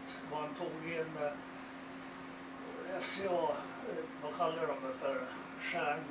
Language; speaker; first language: Swedish; native; Swedish